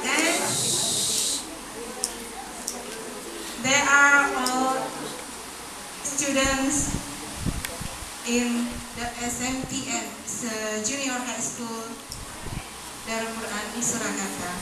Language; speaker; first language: English; non-native, learner; Indonesian